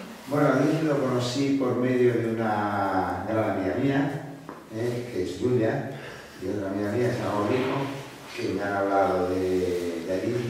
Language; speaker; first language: Spanish; native; Spanish